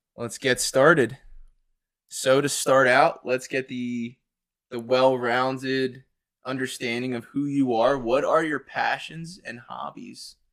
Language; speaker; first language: English; native; English